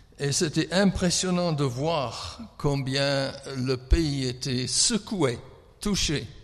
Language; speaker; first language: French; non-native, fluent; English